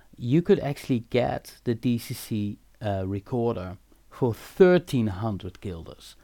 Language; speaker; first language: English; non-native, fluent; Dutch